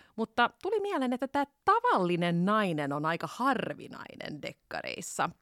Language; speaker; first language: Finnish; non-native, local second language; Swedish